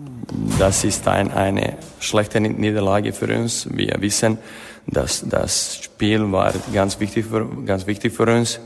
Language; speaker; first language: German; non-native, fluent; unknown